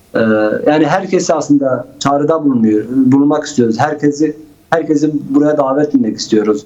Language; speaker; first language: Turkish; non-native, local second language; Kurdish